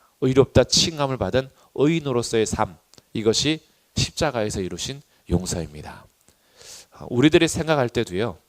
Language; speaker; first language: Korean; native; Korean